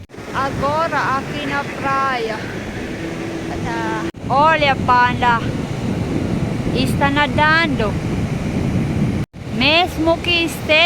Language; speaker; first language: Portuguese; non-native, learner; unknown